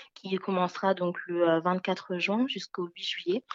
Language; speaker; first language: French; early bilingual, other home language; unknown